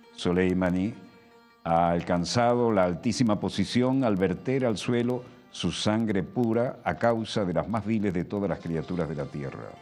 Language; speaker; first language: Spanish; native; Spanish